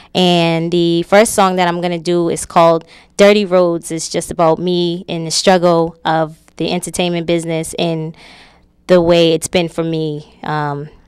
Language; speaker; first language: English; native; English